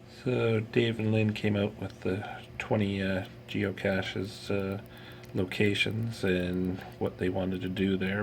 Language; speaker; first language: English; native; English